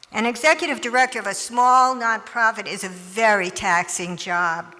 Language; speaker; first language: English; native; English